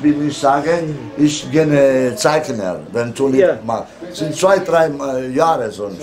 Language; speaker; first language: German; non-native, learner; Italian